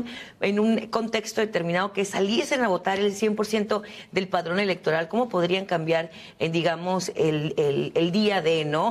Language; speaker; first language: Spanish; native; Spanish